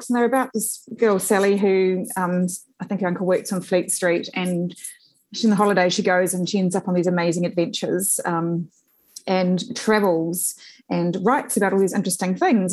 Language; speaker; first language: English; native; English